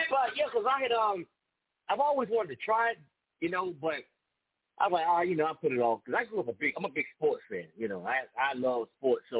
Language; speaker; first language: English; native; English